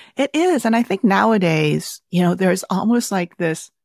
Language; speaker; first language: English; early bilingual, other home language; Vietnamese